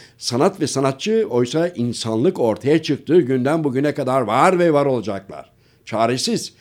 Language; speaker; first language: Turkish; native; Turkish